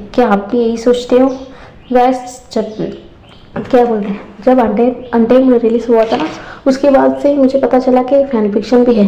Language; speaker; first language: Hindi; non-native, local second language; Tamil